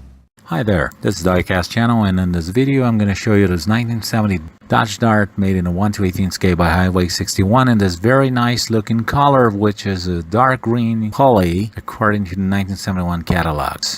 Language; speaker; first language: English; non-native, fluent; Portuguese